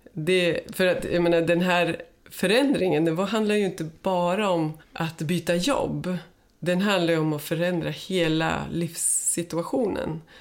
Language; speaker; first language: Swedish; native; Swedish